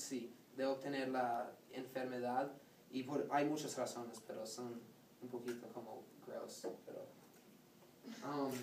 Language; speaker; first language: Spanish; non-native, learner; English